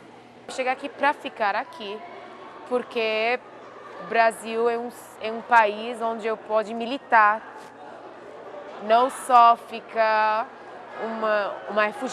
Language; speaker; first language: Portuguese; non-native, fluent; Arabic